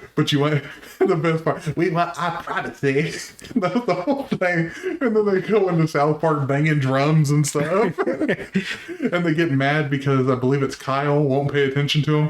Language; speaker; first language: English; native; English